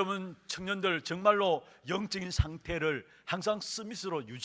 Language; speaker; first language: Korean; native; Korean